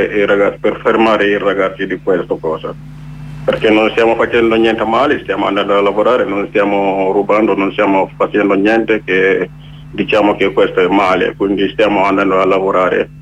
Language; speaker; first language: Italian; non-native, learner; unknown